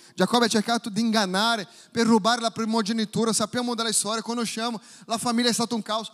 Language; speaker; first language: Italian; non-native, fluent; Portuguese